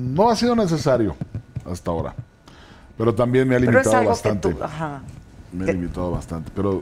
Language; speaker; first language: Spanish; native; Spanish